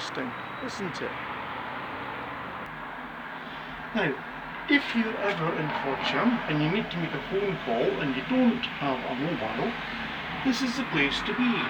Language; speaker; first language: English; native; English